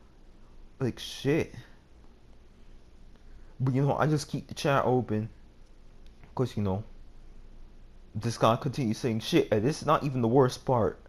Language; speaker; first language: English; native; English